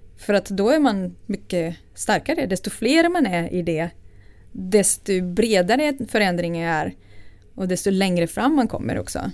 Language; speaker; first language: Swedish; non-native, fluent; Portuguese